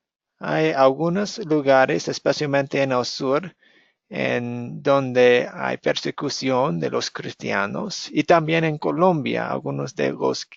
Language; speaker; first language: Spanish; non-native, fluent; English